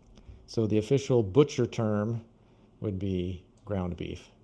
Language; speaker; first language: English; non-native, fluent; Portuguese